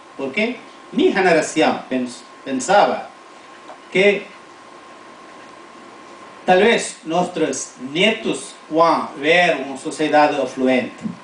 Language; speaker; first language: Spanish; non-native, fluent; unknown